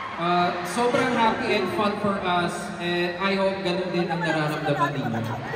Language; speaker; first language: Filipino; non-native, learner; Korean